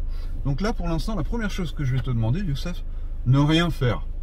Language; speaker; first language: French; native; French